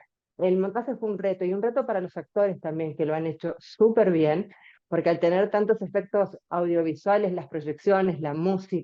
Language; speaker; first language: Spanish; native; Spanish